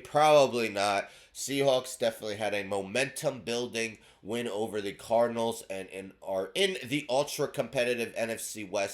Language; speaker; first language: English; native; English